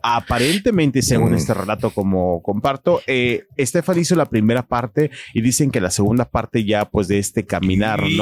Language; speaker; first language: Spanish; native; Spanish